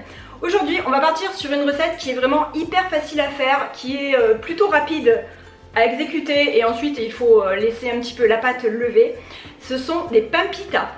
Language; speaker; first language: French; native; French